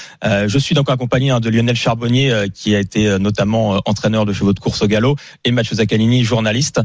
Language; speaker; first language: French; native; French